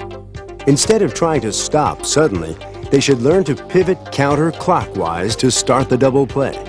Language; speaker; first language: English; native; English